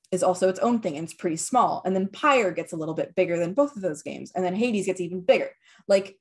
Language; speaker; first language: English; native; English